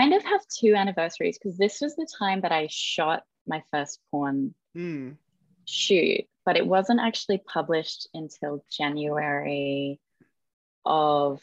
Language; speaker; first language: English; native; English